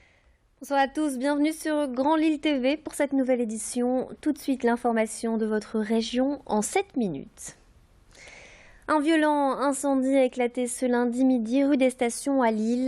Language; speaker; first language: French; native; French